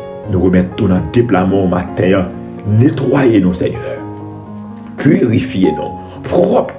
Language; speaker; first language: French; non-native, local second language; Haitian Creole